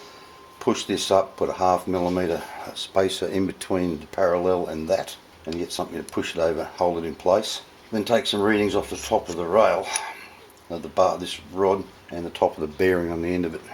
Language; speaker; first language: English; native; English